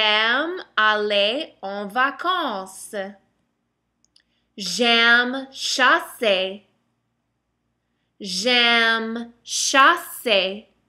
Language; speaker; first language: French; non-native, fluent; English